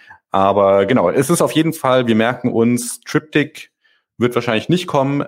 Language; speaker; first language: German; native; German